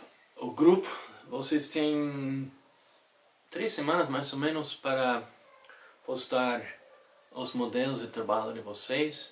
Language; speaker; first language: Portuguese; non-native, fluent; English